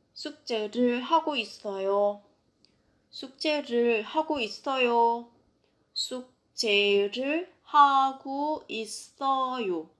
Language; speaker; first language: Korean; non-native, fluent; Vietnamese